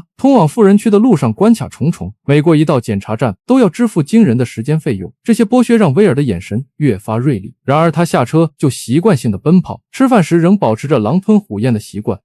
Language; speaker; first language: Chinese; native; Chinese